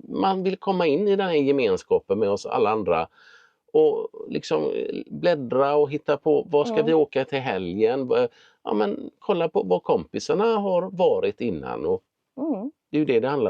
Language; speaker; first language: Swedish; native; Swedish